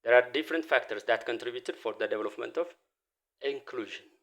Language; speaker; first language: English; non-native, local second language; Amharic